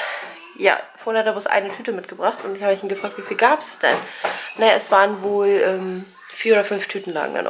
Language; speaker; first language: German; native; German